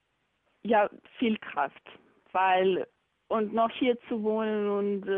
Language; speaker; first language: German; non-native, learner; Bosnian